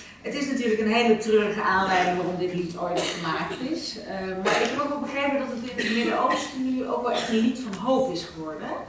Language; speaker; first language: Dutch; native; Dutch